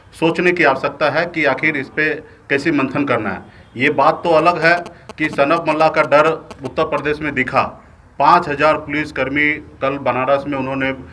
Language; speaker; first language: Hindi; native; Hindi